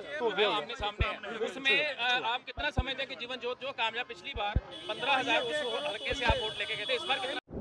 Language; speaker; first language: Hindi; native; Hindi